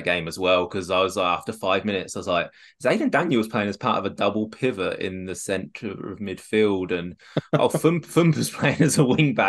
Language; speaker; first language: English; native; English